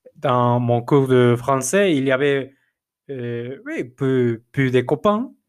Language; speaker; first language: French; non-native, fluent; Spanish